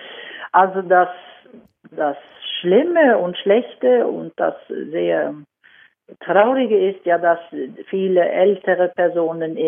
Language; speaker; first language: German; non-native, fluent; Swedish